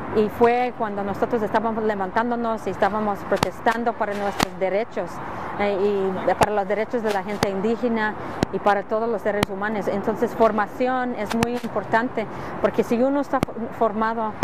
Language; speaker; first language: Spanish; early bilingual, other home language; English